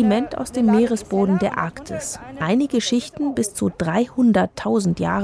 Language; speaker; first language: German; native; German